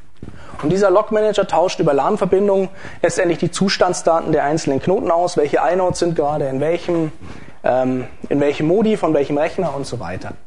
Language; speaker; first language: German; native; German